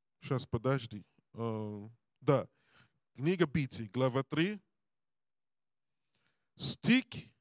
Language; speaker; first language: Russian; non-native, learner; English